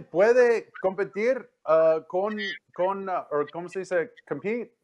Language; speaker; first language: Spanish; non-native, learner; English